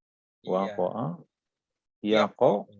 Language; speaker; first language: Arabic; non-native, learner; Indonesian